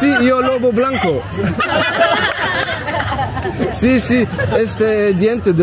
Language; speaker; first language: Spanish; non-native, learner; German